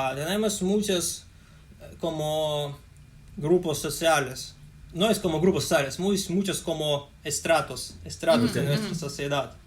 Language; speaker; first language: Spanish; non-native, fluent; Russian